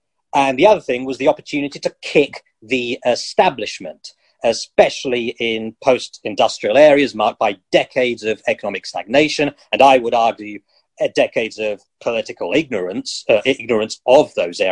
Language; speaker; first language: English; native; English